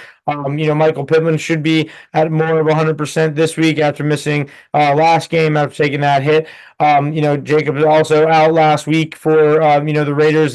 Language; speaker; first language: English; native; English